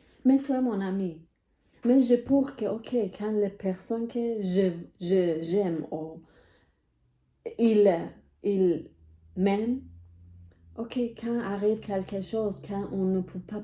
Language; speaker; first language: French; non-native, learner; Persian